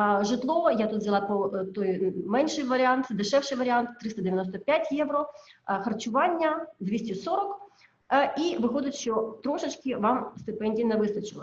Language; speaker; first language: Ukrainian; native; Ukrainian